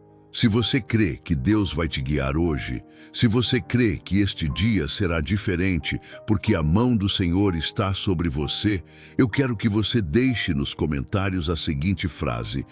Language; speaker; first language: Portuguese; native; Portuguese